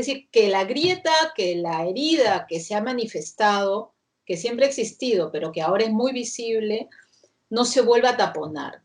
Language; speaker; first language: Spanish; native; Spanish